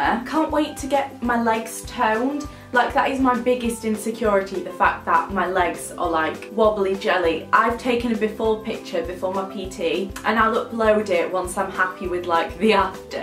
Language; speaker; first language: English; native; English